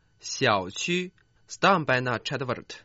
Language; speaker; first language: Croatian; non-native, fluent; Chinese